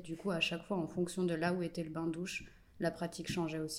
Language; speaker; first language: French; native; French